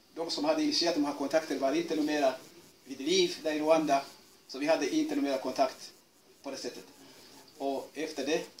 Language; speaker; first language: Swedish; non-native, fluent; Kinyarwanda